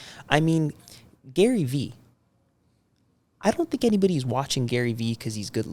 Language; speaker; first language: English; native; English